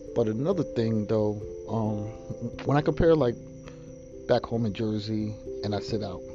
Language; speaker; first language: English; native; English